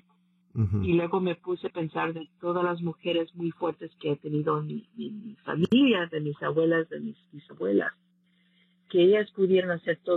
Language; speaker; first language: Spanish; early bilingual, heritage; Spanish